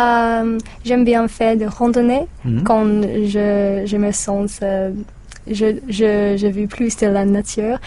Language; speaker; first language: French; non-native, learner; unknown